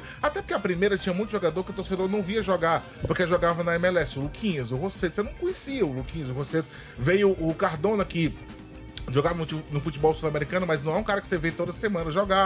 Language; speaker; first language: Portuguese; native; Portuguese